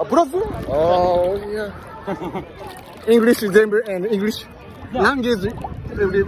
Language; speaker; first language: English; non-native, learner; Japanese